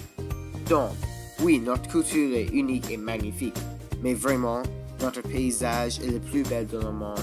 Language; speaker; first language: French; non-native, learner; English